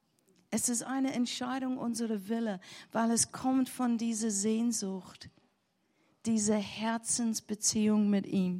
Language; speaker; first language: German; non-native, learner; English